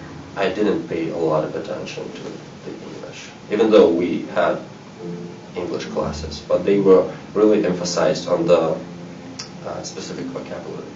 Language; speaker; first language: English; non-native, fluent; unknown